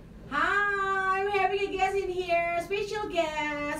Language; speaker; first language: English; non-native, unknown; Indonesian